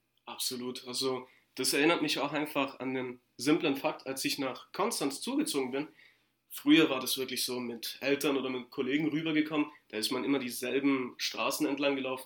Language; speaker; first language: German; native; German